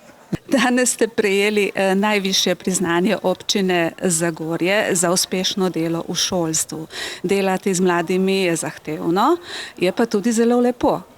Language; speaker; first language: Slovenian; native; Slovenian